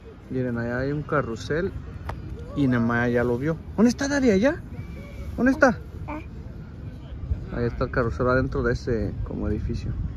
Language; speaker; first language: Spanish; early bilingual, heritage; Spanish